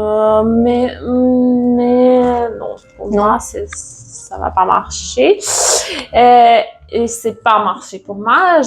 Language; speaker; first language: French; non-native, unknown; Russian